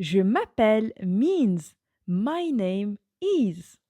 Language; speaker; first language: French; non-native, fluent; English